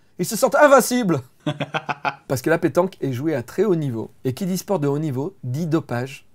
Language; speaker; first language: French; native; French